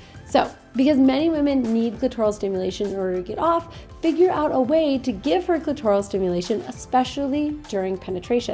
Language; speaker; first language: English; native; English